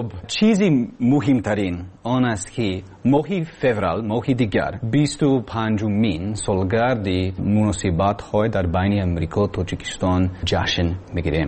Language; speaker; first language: Tajik; non-native, learner; English